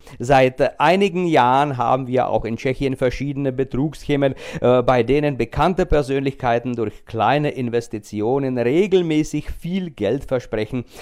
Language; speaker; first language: German; non-native, fluent; Czech